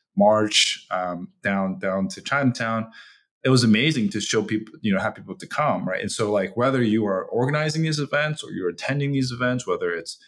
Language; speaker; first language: English; early bilingual, other home language; Chinese